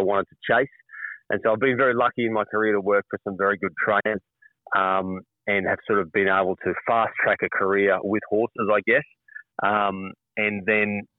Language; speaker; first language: English; native; English